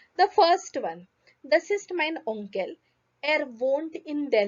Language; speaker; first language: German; non-native, fluent; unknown